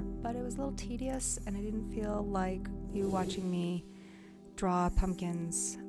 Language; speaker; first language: English; native; English